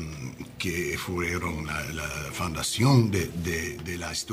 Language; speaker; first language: Spanish; non-native, learner; English